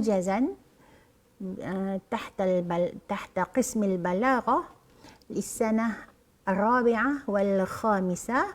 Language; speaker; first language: Arabic; non-native, fluent; Malay